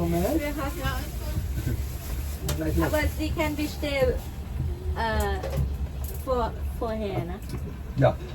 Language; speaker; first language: German; non-native, learner; Thai